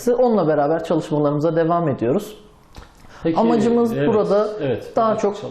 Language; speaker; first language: Turkish; native; Turkish